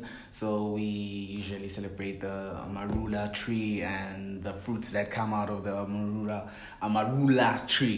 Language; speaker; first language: English; non-native, local second language; Swati